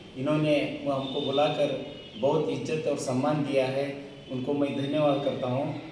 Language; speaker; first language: Hindi; non-native, local second language; Kannada